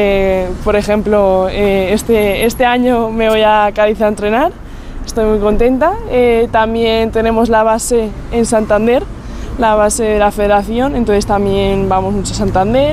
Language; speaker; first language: Spanish; native; Spanish